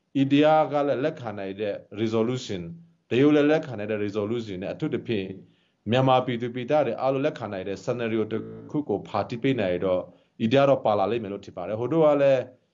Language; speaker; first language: Burmese; non-native, local second language; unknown